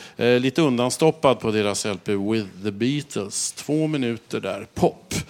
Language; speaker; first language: Swedish; native; Swedish